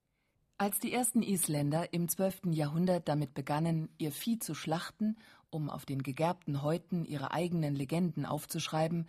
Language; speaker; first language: German; native; German